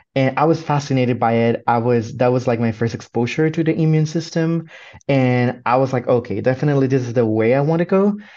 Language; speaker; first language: English; non-native, fluent; Spanish